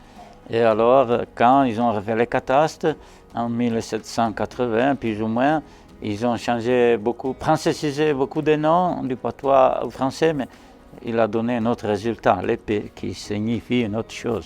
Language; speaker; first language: French; non-native, local second language; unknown